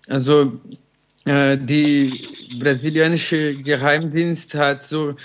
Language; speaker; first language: German; non-native, fluent; Portuguese